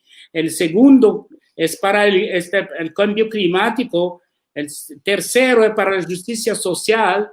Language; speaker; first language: Spanish; non-native, learner; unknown